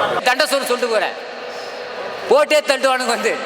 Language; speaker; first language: Tamil; native; Tamil